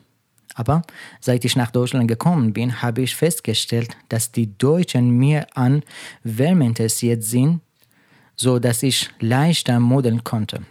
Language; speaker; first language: German; non-native, fluent; Persian